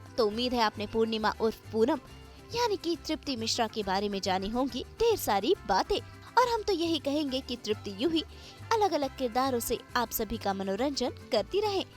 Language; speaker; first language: Hindi; native; Hindi